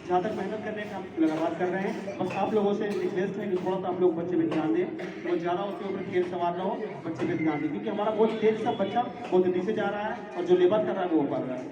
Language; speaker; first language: Hindi; native; Hindi